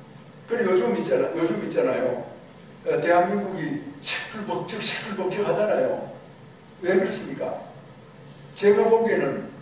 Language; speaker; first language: Korean; native; Korean